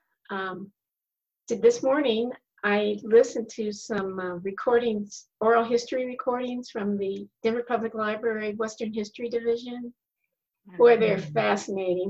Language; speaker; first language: English; native; English